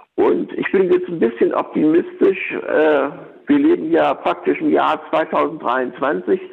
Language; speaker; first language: German; native; German